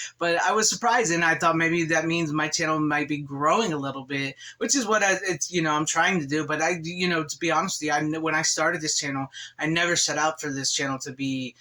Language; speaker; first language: English; native; English